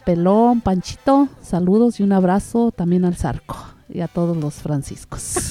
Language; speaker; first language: Spanish; native; Spanish